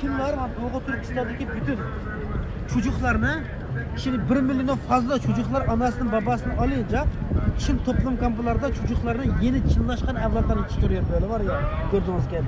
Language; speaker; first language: Turkish; non-native, learner; Uyghur